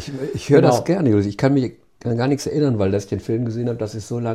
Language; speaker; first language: German; native; German